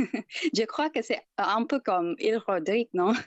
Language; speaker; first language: French; non-native, fluent; Indonesian